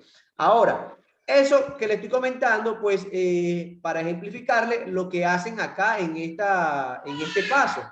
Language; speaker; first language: Spanish; native; Spanish